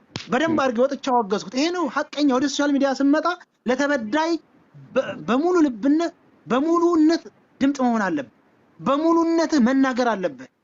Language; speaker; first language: Amharic; non-native, local second language; Oromo